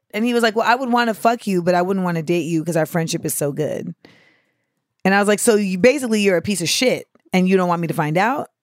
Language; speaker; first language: English; native; English